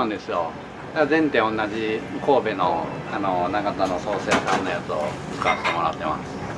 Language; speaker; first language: Japanese; native; Japanese